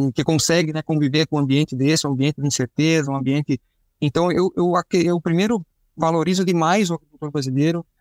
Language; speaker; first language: Portuguese; native; Portuguese